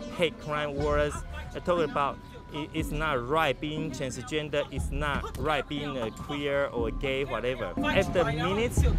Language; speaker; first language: English; non-native, learner; Chinese